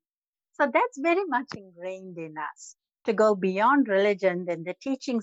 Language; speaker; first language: English; native; English